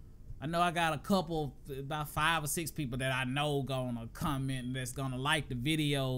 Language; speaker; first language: English; native; English